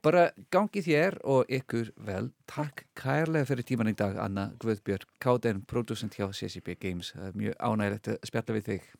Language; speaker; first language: Icelandic; non-native, fluent; English